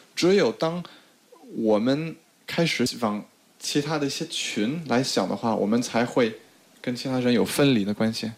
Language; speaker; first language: Chinese; non-native, fluent; French